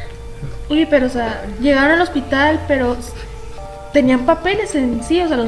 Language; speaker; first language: Spanish; native; Spanish